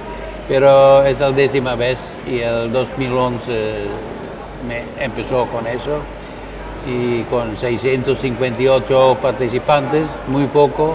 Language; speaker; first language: Spanish; non-native, learner; Dutch